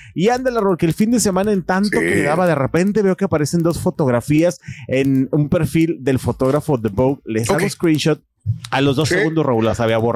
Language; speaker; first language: Spanish; native; Spanish